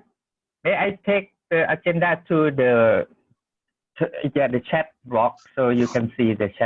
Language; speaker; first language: English; non-native, learner; Thai